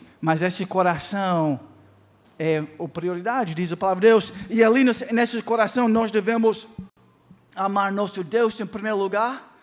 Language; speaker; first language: Portuguese; non-native, fluent; English